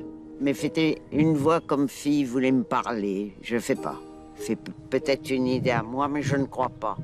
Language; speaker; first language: French; non-native, learner; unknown